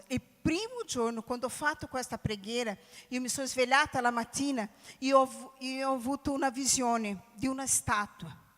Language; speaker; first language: Italian; non-native, fluent; Portuguese